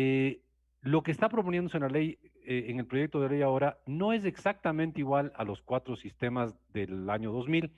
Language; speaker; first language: Spanish; native; Spanish